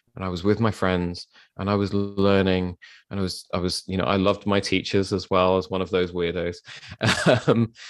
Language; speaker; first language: English; native; English